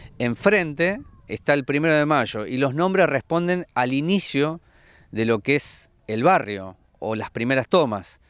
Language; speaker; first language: Spanish; native; Spanish